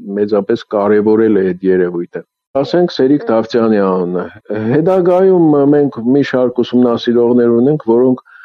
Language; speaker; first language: Armenian; early bilingual, heritage; Armenian